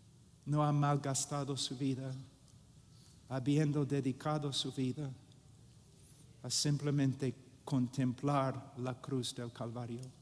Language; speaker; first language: Spanish; non-native, fluent; English